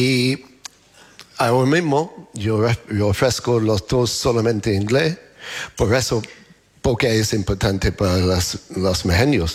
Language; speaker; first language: Spanish; non-native, learner; English